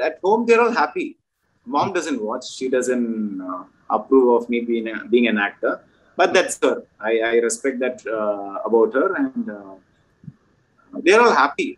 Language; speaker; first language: English; non-native, local second language; Malayalam